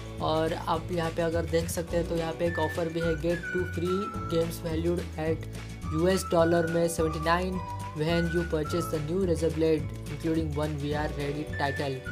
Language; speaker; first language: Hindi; non-native, local second language; Marathi